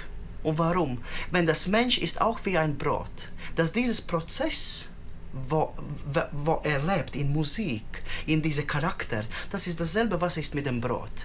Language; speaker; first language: German; non-native, learner; Latvian